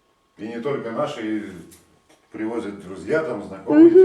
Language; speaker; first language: Russian; native; Russian